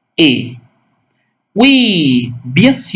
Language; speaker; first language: French; non-native, local second language; Hindi